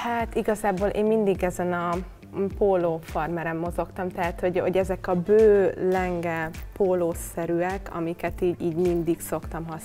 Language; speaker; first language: Hungarian; native; Hungarian